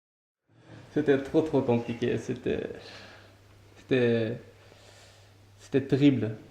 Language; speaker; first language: French; non-native, learner; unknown